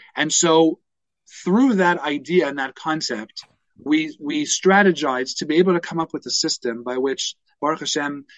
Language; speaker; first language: English; native; English